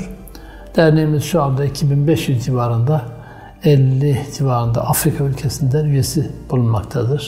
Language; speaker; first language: Turkish; native; Turkish